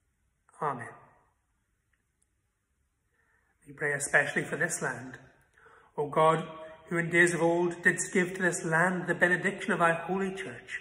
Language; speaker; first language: English; native; English